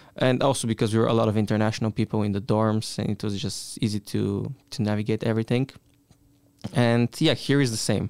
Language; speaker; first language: English; non-native, fluent; Bulgarian